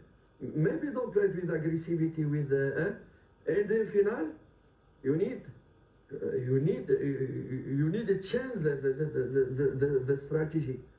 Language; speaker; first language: English; non-native, learner; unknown